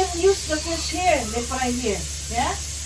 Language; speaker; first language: English; non-native, learner; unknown